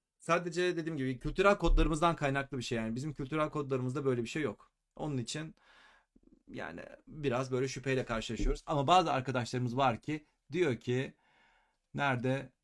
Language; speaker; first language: Turkish; native; Turkish